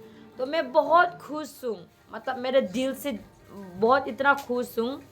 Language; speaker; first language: Hindi; non-native, local second language; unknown